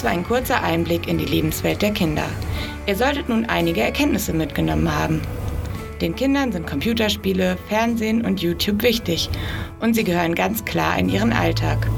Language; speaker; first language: German; native; German